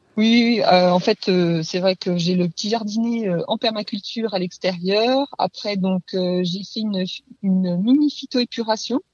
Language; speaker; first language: French; native; French